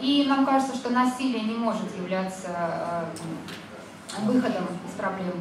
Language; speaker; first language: Russian; native; Russian